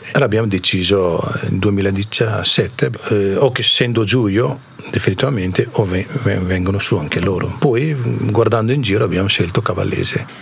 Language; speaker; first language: Italian; non-native, fluent; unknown